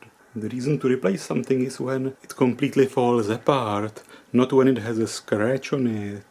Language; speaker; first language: English; non-native, fluent; Czech